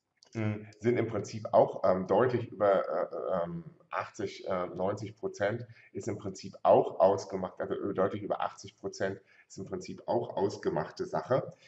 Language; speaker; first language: German; native; German